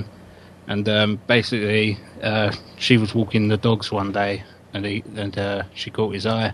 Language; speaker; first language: English; native; English